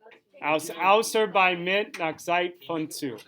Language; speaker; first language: German; non-native, fluent; English